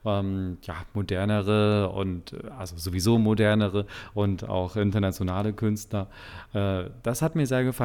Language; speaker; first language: German; native; German